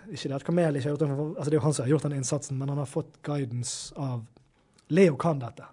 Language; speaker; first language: Norwegian; native; Norwegian